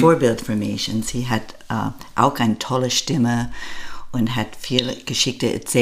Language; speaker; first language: German; non-native, learner; English